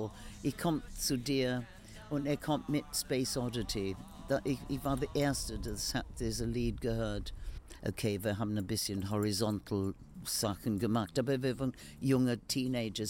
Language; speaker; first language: German; non-native, learner; English